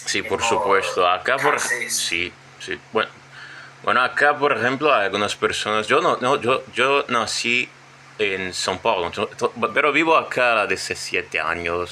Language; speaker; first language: Spanish; non-native, fluent; Portuguese